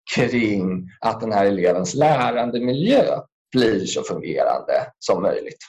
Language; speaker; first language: Swedish; native; Swedish